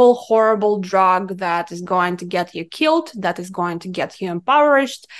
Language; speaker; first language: English; non-native, fluent; Russian